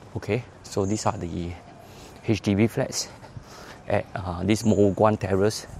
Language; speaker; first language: English; non-native, local second language; Chinese